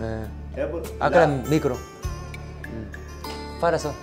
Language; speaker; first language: Portuguese; non-native, learner; Vietnamese